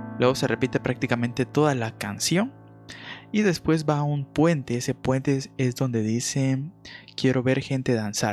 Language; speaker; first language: Spanish; native; Spanish